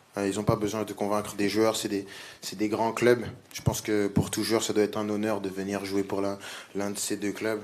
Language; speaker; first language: French; native; French